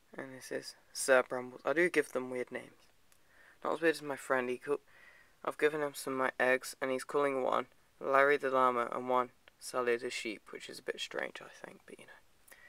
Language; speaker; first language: English; native; English